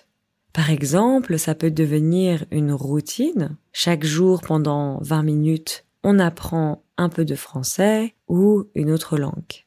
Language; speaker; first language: French; native; French